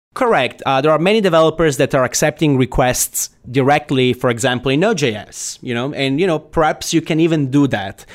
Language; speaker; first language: English; non-native, fluent; Italian